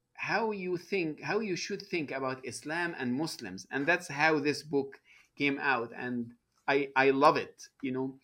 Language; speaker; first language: English; non-native, fluent; Arabic